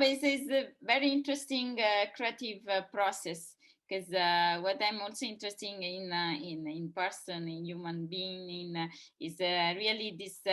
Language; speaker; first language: English; non-native, fluent; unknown